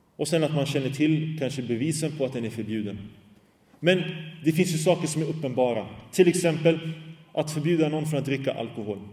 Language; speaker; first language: Swedish; early bilingual, other home language; Arabic